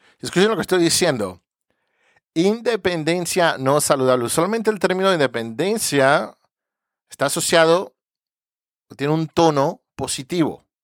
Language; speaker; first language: Spanish; early bilingual, heritage; Spanish